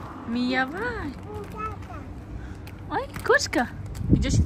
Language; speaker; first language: Russian; non-native, local second language; Tajik